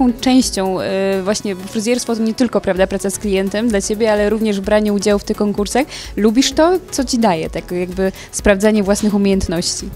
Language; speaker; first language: Polish; native; Polish